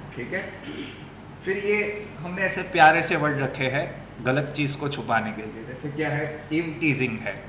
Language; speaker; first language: Hindi; non-native, local second language; Gujarati